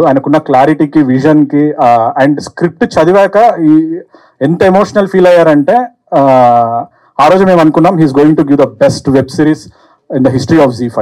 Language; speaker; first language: Telugu; native; Telugu